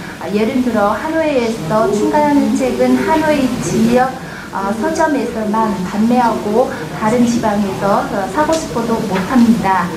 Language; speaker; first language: Korean; non-native, fluent; Vietnamese